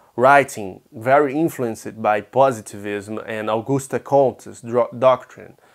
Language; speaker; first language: English; non-native, fluent; Portuguese